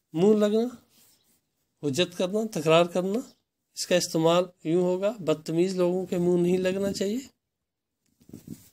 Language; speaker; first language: Urdu; non-native, local second language; Kashmiri